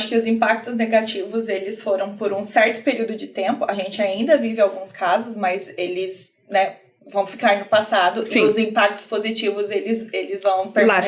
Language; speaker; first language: Portuguese; native; Portuguese